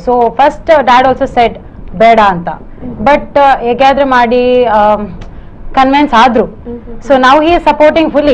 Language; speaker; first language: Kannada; non-native, local second language; Tulu